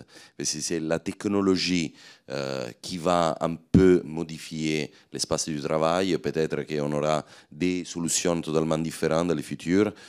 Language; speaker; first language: French; non-native, fluent; Italian